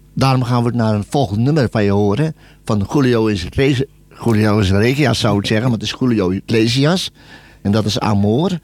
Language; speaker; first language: Dutch; native; Dutch